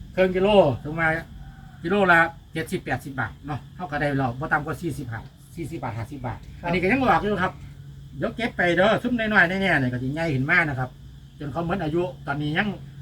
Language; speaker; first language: Thai; native; Thai